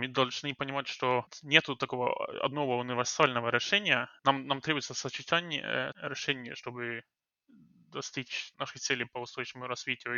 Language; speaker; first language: Russian; non-native, fluent; Norwegian